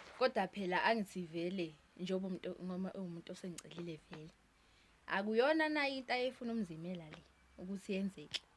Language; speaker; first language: Zulu; native; Zulu